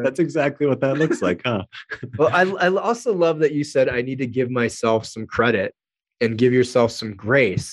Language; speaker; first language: English; native; English